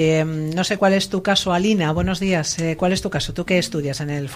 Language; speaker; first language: Spanish; native; Spanish